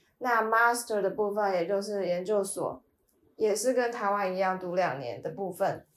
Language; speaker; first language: Chinese; native; Chinese